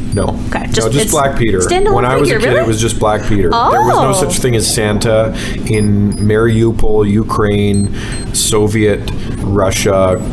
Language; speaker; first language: English; native; English